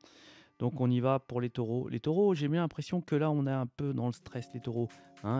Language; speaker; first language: French; native; French